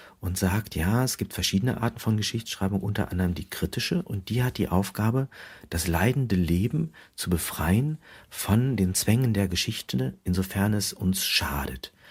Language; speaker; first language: German; native; German